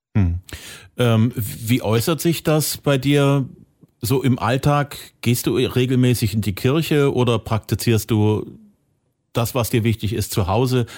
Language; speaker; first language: German; native; German